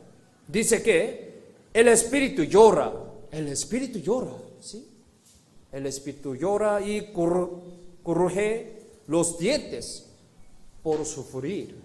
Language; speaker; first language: Spanish; non-native, fluent; Korean